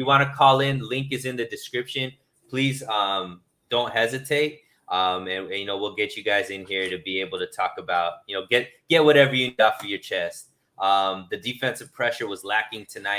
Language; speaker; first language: English; native; English